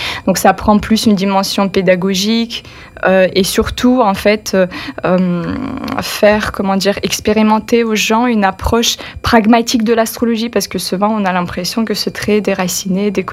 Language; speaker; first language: French; non-native, fluent; Russian